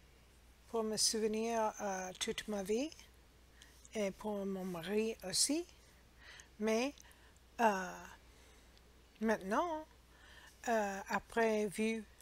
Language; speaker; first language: French; non-native, learner; English